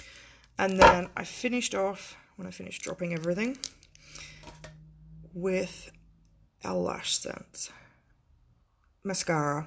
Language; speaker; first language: English; native; English